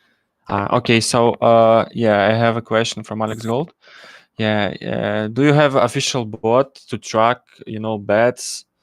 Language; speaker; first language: English; non-native, learner; Russian